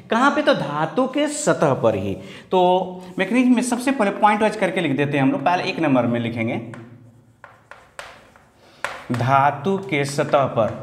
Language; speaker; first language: Hindi; native; Hindi